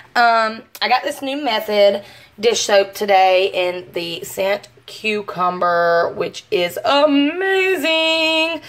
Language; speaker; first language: English; native; English